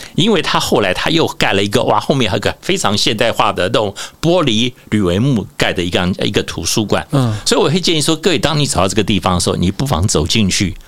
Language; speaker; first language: Chinese; native; Chinese